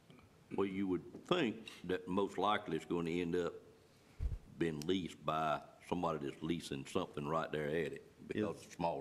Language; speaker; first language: English; native; English